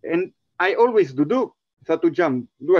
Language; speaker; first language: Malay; non-native, learner; Italian